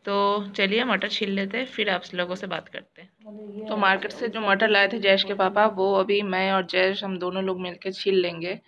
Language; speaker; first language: Hindi; non-native, local second language; Bangla